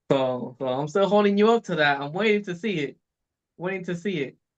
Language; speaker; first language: English; native; English